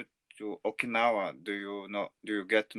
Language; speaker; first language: English; non-native, learner; Portuguese